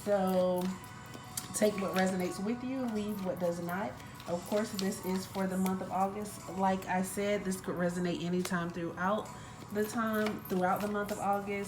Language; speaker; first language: English; native; English